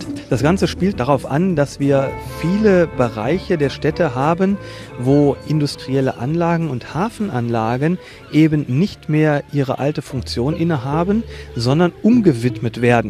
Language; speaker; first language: German; native; German